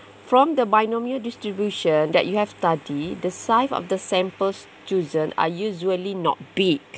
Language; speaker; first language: English; non-native, local second language; Malay